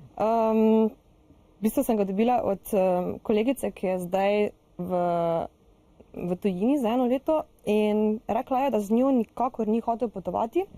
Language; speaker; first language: Slovenian; native; Slovenian